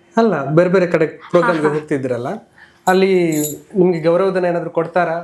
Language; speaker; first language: Kannada; native; Kannada